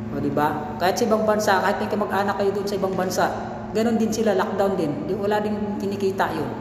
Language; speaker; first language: Filipino; non-native, local second language; Cebuano